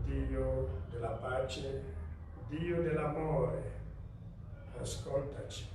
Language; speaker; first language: Italian; non-native, fluent; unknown